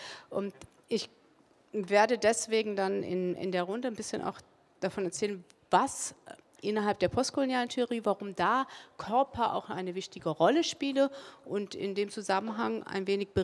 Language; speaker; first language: German; early bilingual, other home language; Spanish